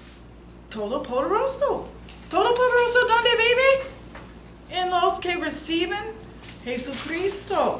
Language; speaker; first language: Spanish; non-native, learner; English